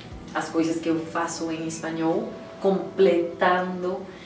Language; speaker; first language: Portuguese; non-native, fluent; Spanish